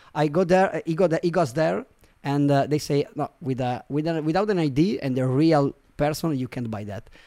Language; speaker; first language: English; non-native, fluent; Italian